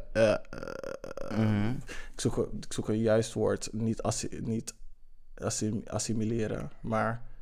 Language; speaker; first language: Dutch; early bilingual, other home language; English